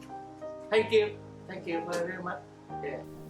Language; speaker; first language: English; non-native, learner; Vietnamese